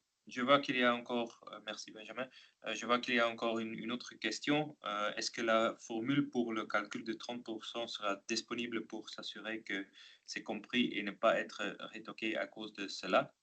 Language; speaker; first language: French; non-native, local second language; Dutch